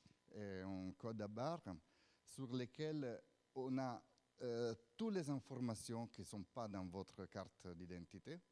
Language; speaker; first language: French; non-native, fluent; Italian